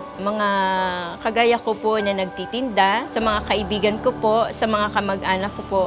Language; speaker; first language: Filipino; native; Filipino